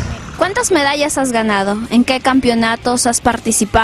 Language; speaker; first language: Spanish; native; Spanish